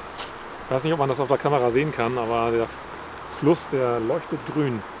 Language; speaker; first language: German; native; German